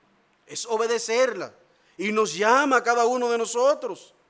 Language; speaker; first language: Spanish; native; Spanish